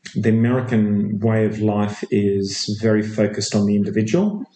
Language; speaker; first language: English; native; English